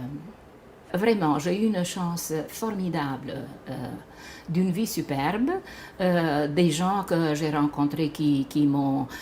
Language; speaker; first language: French; non-native, fluent; Romanian